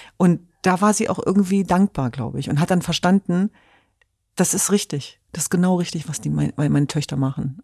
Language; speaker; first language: German; early bilingual, other home language; Kurdish